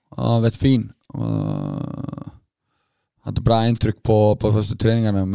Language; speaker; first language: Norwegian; non-native, fluent; Icelandic